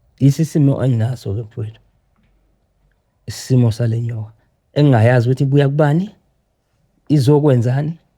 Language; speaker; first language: Zulu; native; Zulu